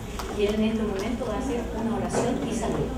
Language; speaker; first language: Spanish; native; Spanish